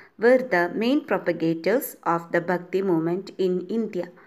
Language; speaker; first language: English; non-native, local second language; Malayalam